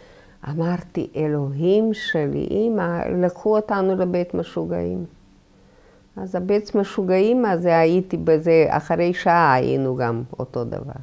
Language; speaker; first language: Hebrew; non-native, fluent; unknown